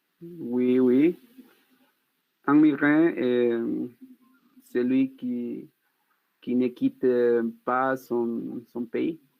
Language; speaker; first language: French; non-native, learner; Spanish